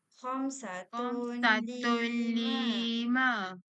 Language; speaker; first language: Arabic; non-native, learner; Malay